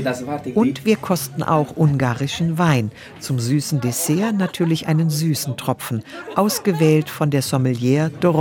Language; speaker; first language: German; native; German